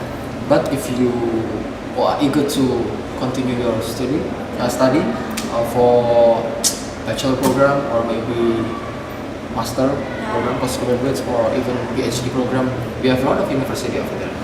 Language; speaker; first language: English; non-native, fluent; Indonesian